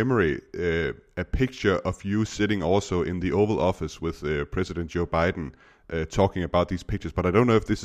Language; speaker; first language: English; non-native, fluent; Danish